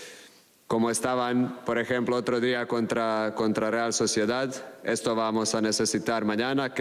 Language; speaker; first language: Spanish; non-native, fluent; Croatian